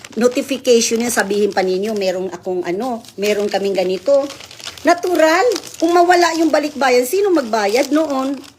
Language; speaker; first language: Filipino; non-native, local second language; Cebuano